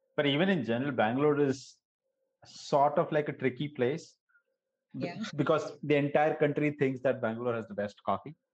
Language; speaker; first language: English; non-native, local second language; Gujarati